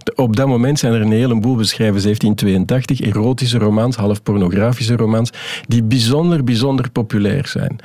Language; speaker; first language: Dutch; native; Dutch